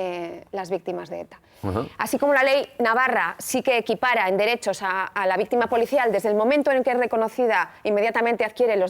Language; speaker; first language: Spanish; native; Spanish